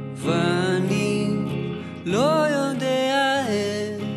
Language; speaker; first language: Hebrew; native; Hebrew